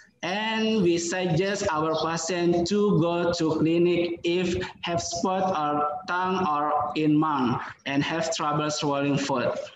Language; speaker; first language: English; non-native, fluent; Indonesian